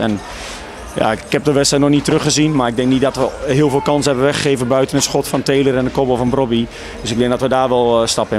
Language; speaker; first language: Dutch; native; Dutch